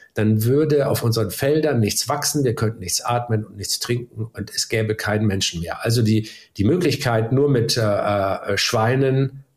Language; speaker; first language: German; native; German